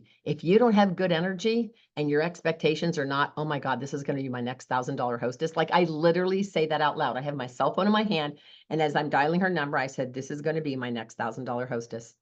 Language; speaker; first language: English; native; English